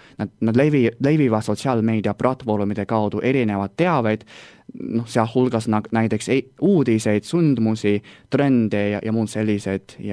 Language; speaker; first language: Estonian; non-native, learner; Chinese